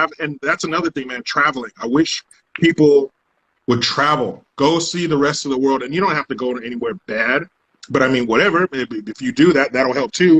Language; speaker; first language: English; native; English